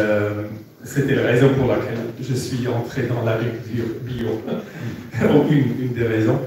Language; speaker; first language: French; non-native, fluent; German